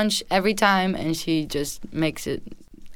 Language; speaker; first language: English; non-native, fluent; Dutch